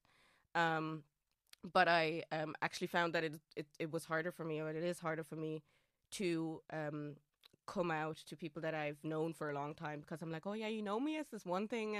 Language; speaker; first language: English; non-native, fluent; German